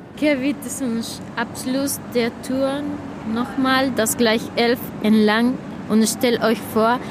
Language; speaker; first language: German; non-native, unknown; Spanish